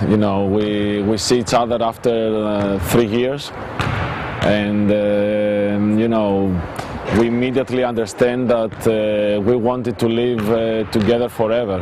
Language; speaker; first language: English; non-native, fluent; Greek